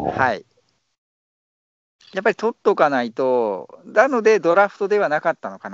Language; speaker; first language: Japanese; native; Japanese